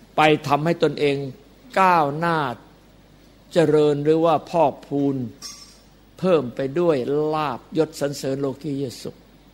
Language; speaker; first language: Thai; native; Thai